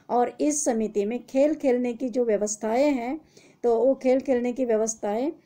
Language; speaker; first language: Hindi; non-native, local second language; Marathi